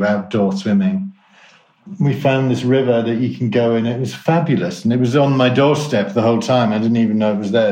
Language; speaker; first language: English; native; English